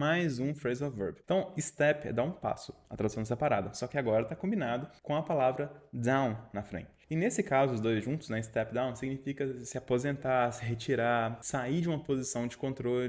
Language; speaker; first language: Portuguese; native; Portuguese